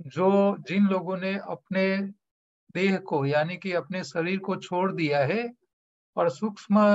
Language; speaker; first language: Hindi; non-native, local second language; Gujarati